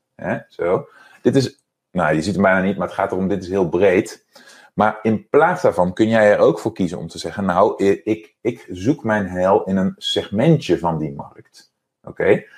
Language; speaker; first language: Dutch; native; Dutch